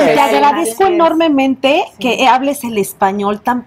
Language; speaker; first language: Spanish; native; Spanish